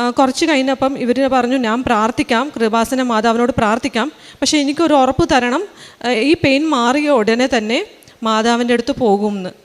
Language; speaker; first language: Malayalam; early bilingual, heritage; Malayalam